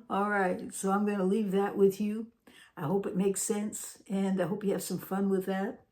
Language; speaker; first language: English; native; English